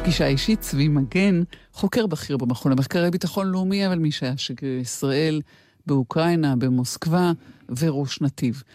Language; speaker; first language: Hebrew; native; Hebrew